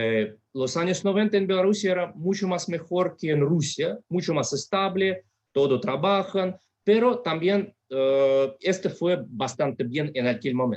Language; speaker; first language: Spanish; non-native, fluent; Russian